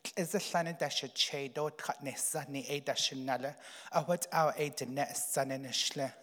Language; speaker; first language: English; native; English